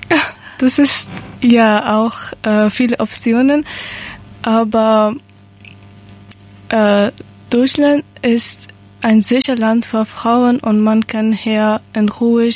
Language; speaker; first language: German; non-native, learner; Persian